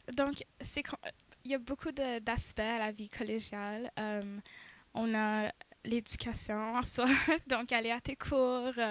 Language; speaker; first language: French; native; French